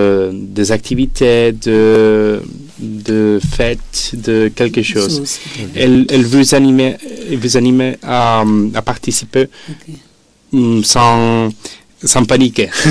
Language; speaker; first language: French; non-native, learner; Spanish